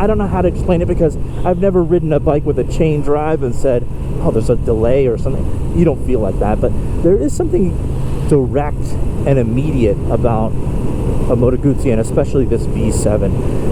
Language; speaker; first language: English; native; English